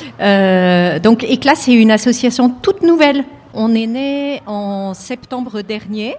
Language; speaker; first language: French; native; French